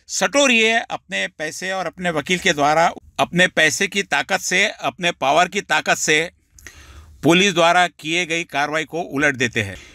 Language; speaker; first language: Hindi; non-native, local second language; Marathi